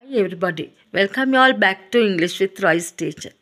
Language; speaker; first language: English; non-native, local second language; Sinhala